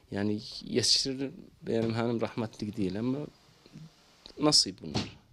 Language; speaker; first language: Turkish; non-native, learner; Arabic